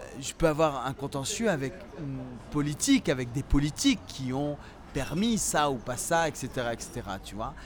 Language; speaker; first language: French; early bilingual, other home language; Central Atlas Tamazight